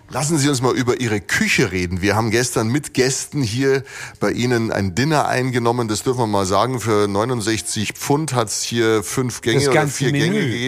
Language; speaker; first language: German; native; German